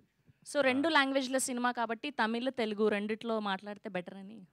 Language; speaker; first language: Telugu; native; Telugu